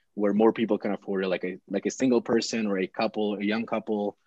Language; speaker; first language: English; early bilingual, other home language; Spanish